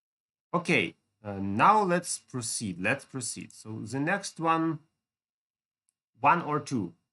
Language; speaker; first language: English; non-native, fluent; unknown